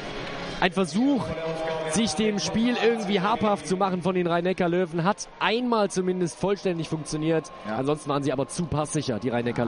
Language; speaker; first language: German; native; German